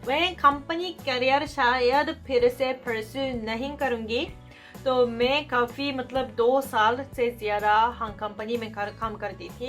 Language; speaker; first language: Hindi; non-native, fluent; Japanese